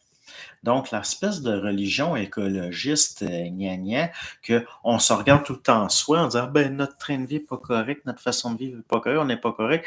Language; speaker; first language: French; native; French